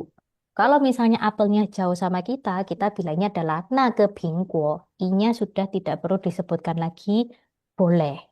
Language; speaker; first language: Indonesian; native; Indonesian